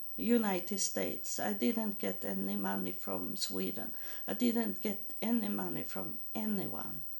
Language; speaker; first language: English; non-native, learner; Swedish